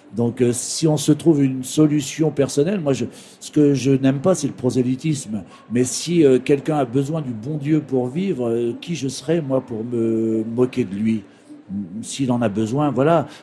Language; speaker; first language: French; native; French